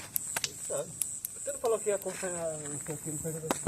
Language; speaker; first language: Portuguese; native; Portuguese